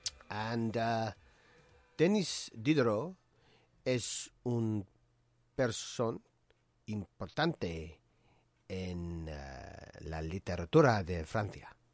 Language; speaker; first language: Spanish; non-native, learner; English